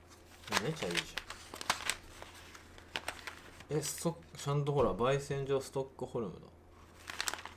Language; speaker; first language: Japanese; native; Japanese